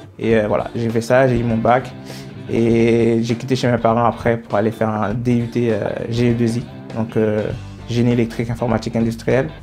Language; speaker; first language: French; non-native, local second language; Haitian Creole